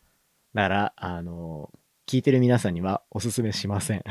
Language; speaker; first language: Japanese; native; Japanese